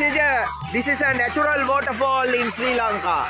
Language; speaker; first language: English; non-native, local second language; Sinhala